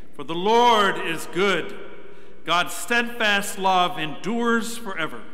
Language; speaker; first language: English; native; English